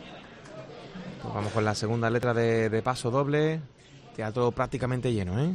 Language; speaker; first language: Spanish; native; Spanish